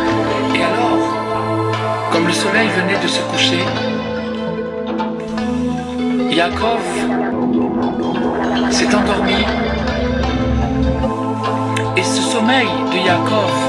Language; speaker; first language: French; native; French